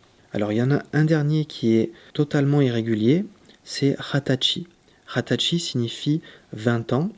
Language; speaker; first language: French; native; French